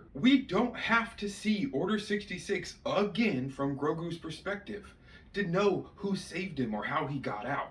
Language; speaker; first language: English; native; English